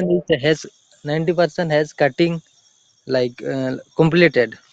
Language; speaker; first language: English; non-native, learner; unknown